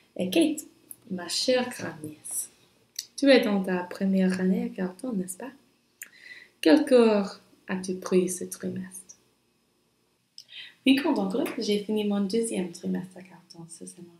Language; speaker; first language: French; non-native, learner; English